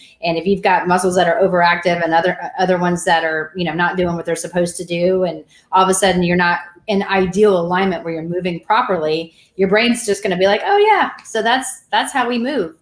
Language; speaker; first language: English; native; English